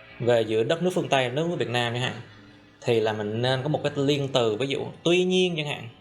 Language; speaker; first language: Vietnamese; native; Vietnamese